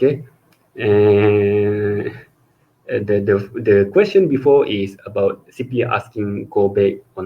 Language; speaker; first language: English; non-native, local second language; Malay